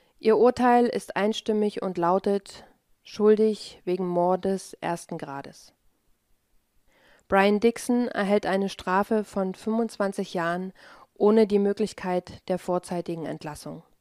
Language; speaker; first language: German; native; German